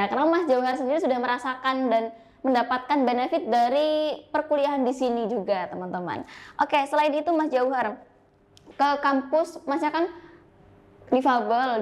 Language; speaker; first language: Indonesian; native; Indonesian